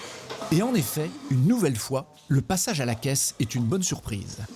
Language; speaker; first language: French; native; French